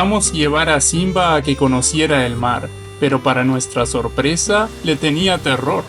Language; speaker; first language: Spanish; native; Spanish